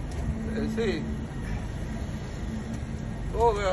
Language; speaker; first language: Spanish; native; Spanish